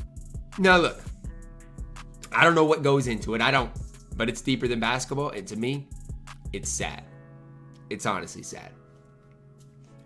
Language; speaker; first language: English; native; English